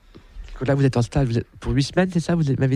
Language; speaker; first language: French; native; French